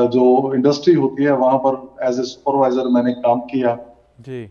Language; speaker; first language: Hindi; native; Hindi